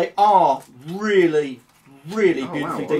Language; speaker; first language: English; native; English